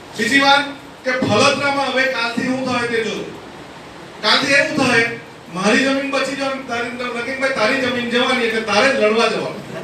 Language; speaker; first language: Gujarati; non-native, local second language; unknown